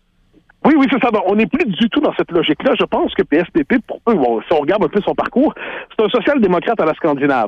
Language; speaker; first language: French; native; French